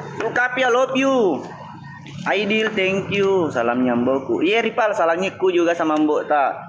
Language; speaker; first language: Indonesian; non-native, local second language; Buginese